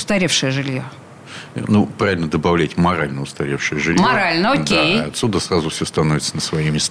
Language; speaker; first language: Russian; native; Russian